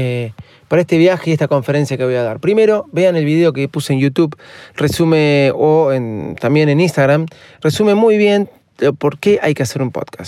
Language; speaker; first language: Spanish; native; Spanish